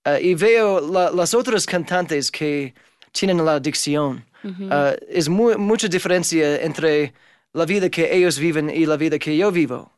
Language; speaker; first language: Spanish; non-native, fluent; English